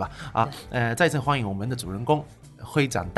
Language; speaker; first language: Chinese; non-native, fluent; Japanese